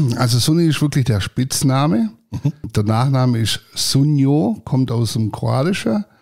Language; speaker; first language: German; early bilingual, other home language; Croatian